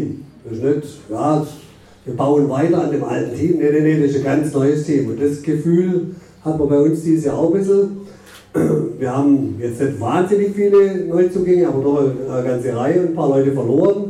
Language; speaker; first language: German; native; German